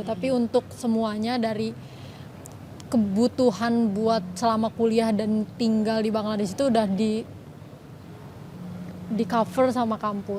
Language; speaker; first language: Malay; non-native, local second language; Sundanese